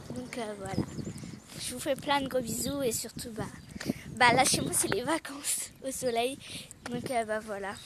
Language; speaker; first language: French; native; French